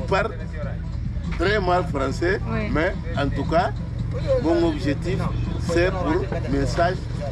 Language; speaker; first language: French; non-native, learner; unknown